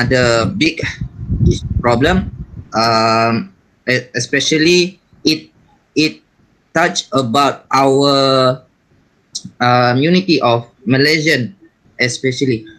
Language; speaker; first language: English; non-native, learner; Malay